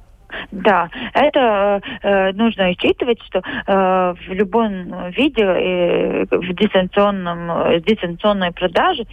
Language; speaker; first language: Russian; non-native, local second language; Latvian